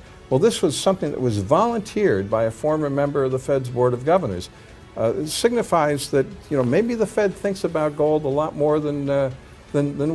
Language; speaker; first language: English; native; English